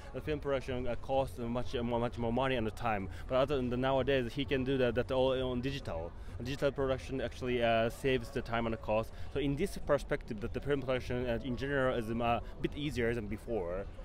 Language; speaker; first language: English; non-native, fluent; Japanese